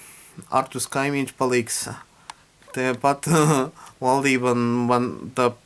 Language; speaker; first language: Latvian; non-native, local second language; Russian